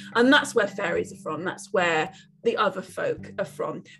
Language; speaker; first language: English; native; English